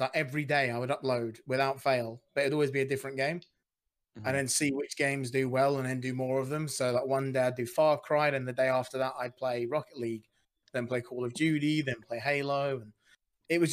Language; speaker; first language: English; native; English